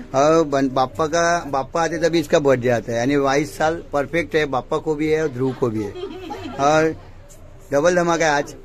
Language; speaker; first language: Hindi; non-native, local second language; Marathi